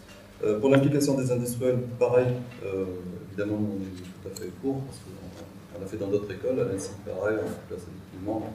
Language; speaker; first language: French; non-native, local second language; Arabic